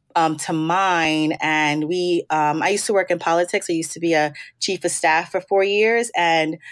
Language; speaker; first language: English; native; English